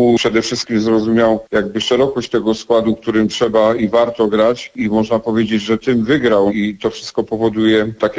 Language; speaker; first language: Polish; native; Polish